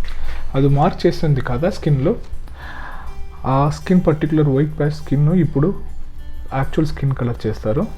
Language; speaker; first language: Telugu; non-native, learner; Kannada